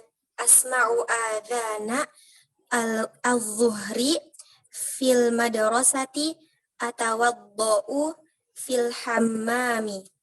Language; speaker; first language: Arabic; non-native, learner; Indonesian